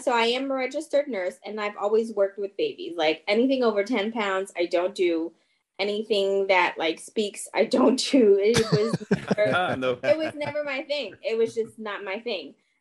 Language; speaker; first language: English; non-native, fluent; French